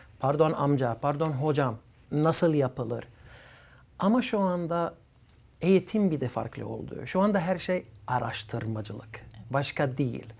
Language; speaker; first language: Turkish; early bilingual, other home language; Arabic